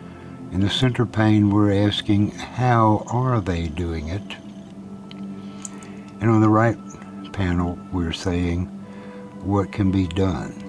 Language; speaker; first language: English; native; English